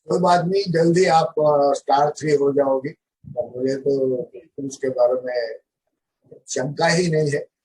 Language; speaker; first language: Hindi; non-native, local second language; Marathi